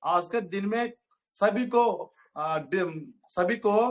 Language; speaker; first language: Hindi; non-native, local second language; Telugu